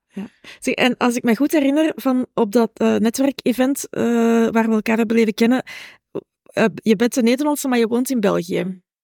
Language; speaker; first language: Dutch; native; Dutch